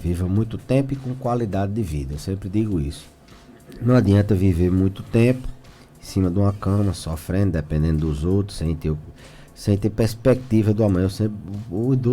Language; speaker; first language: Portuguese; native; Portuguese